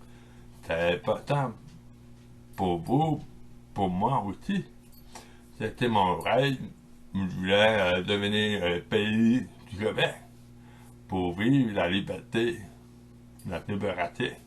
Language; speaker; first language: French; non-native, local second language; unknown